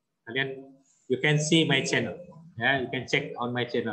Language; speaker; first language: English; non-native, fluent; Indonesian